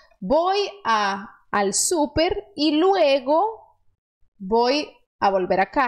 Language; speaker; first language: Spanish; non-native, fluent; Portuguese